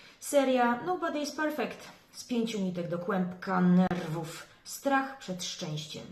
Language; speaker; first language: Polish; native; Polish